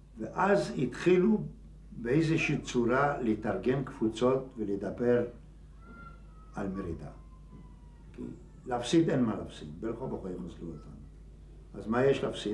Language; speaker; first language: Hebrew; non-native, fluent; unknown